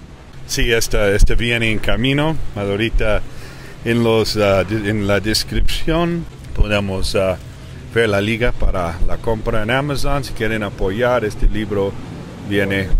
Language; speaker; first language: Spanish; early bilingual, heritage; English